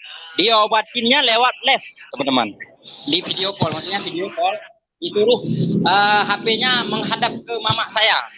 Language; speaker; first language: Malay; non-native, local second language; Achinese